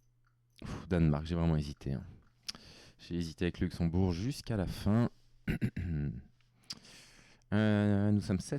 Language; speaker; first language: French; native; French